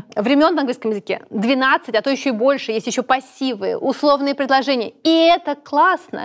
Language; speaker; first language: Russian; native; Russian